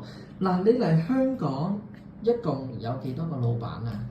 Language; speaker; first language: Cantonese; native; Cantonese